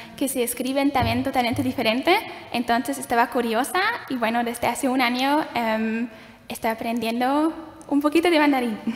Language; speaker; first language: Spanish; non-native, fluent; German